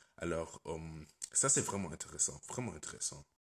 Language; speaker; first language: French; non-native, learner; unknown